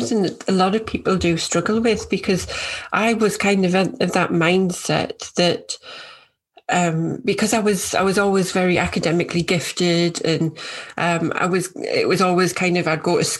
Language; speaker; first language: English; native; English